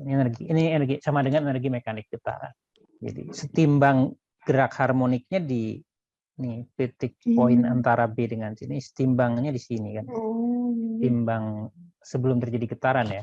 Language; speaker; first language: Indonesian; native; Indonesian